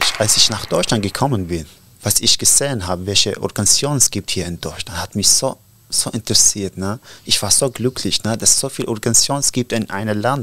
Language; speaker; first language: German; non-native, learner; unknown